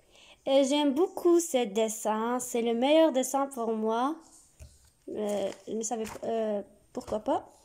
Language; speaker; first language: French; non-native, learner; Arabic